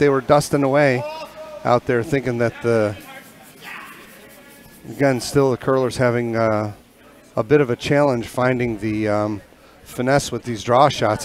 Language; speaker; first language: English; native; English